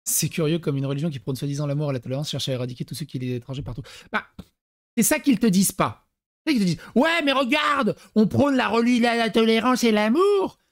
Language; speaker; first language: French; early bilingual, other home language; Serbian